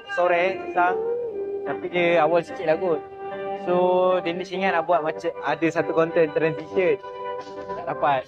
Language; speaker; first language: Malay; native; Malay